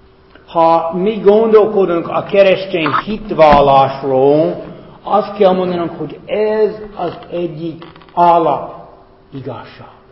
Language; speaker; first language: Hungarian; non-native, fluent; English